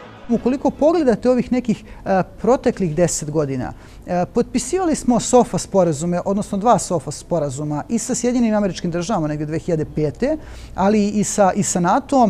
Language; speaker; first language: Bosnian; native; Bosnian